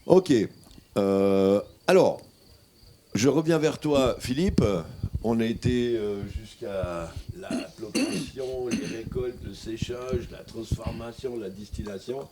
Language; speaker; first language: French; native; French